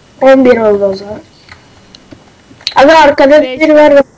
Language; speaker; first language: Turkish; native; Turkish